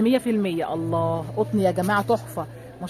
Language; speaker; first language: Arabic; native; Arabic